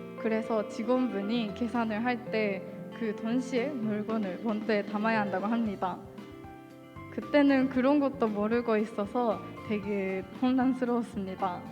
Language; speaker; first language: Korean; non-native, fluent; Japanese